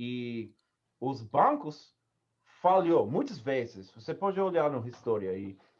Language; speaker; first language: Portuguese; non-native, learner; English